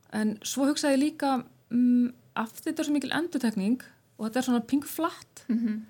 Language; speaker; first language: Icelandic; native; Icelandic